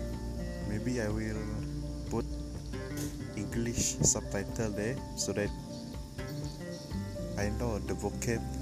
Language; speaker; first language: English; non-native, local second language; Malay